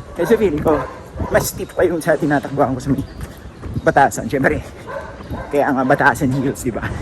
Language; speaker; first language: Filipino; non-native, local second language; Iloko